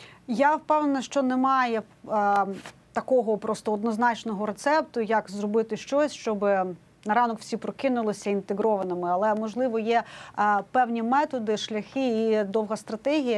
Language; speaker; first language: Ukrainian; native; Ukrainian